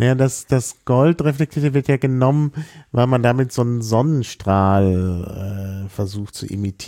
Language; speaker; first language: German; native; German